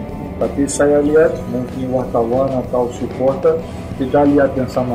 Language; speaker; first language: Indonesian; non-native, fluent; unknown